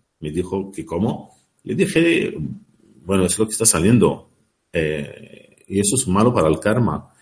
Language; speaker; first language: Spanish; non-native, learner; Arabic